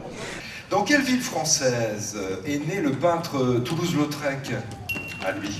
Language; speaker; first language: French; native; French